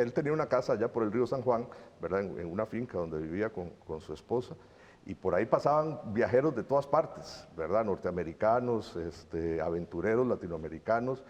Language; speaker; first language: Spanish; native; Spanish